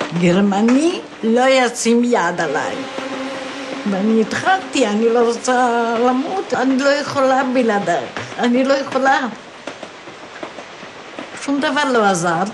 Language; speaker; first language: Hebrew; non-native, fluent; Polish